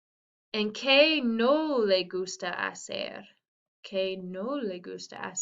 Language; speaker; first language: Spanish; non-native, fluent; English